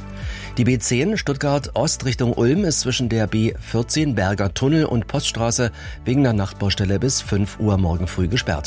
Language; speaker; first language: German; native; German